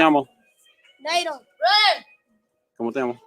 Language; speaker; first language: Spanish; non-native, learner; English